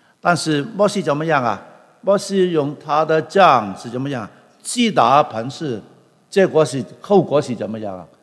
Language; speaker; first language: Chinese; non-native, local second language; Cantonese